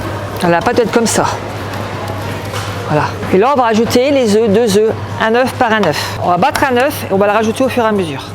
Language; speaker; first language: French; native; French